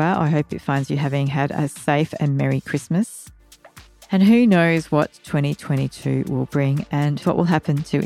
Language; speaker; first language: English; native; English